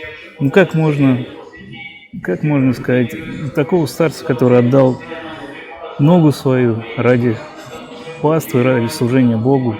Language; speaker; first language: Russian; native; Russian